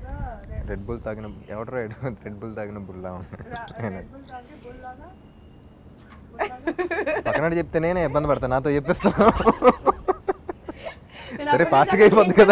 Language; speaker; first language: Telugu; native; Telugu